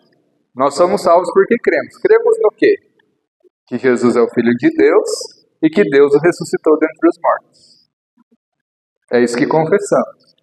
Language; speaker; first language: Portuguese; native; Portuguese